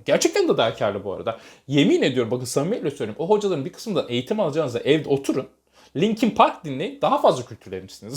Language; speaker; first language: Turkish; native; Turkish